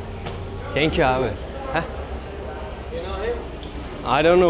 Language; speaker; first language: English; non-native, learner; Turkish